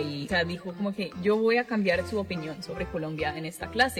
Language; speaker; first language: Spanish; non-native, fluent; English